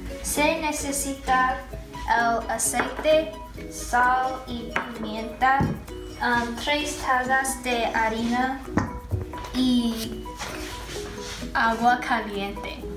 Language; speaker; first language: Spanish; non-native, learner; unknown